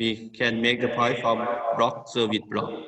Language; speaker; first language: English; non-native, learner; Thai